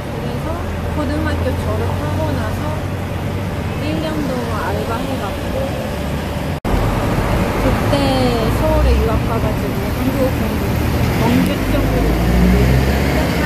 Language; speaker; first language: Korean; non-native, fluent; Japanese